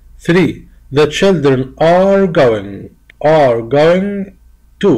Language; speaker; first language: English; non-native, fluent; Arabic